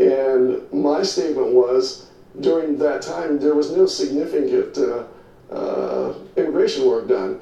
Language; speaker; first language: English; native; English